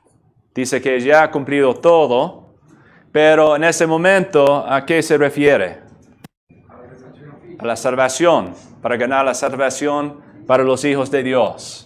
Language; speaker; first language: Spanish; non-native, fluent; English